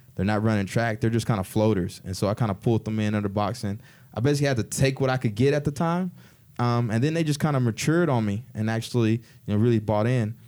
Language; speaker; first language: English; native; English